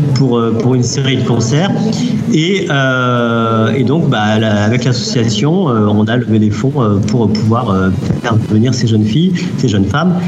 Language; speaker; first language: French; native; French